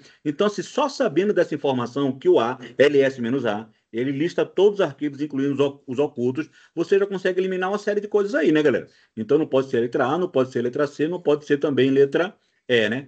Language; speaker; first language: Portuguese; native; Portuguese